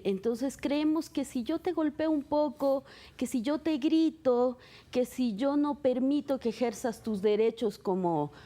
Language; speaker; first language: Spanish; native; Spanish